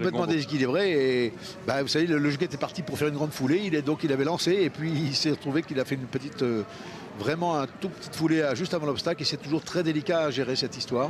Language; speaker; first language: French; native; French